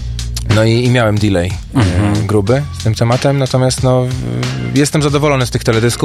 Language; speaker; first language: Polish; native; Polish